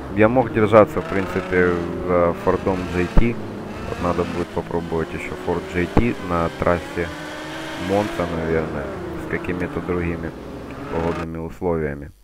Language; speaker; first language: Russian; native; Russian